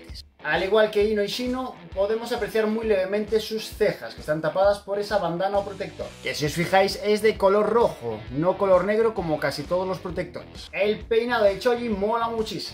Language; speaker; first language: Spanish; native; Spanish